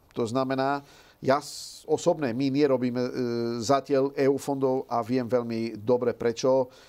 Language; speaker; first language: Slovak; non-native, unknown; Dutch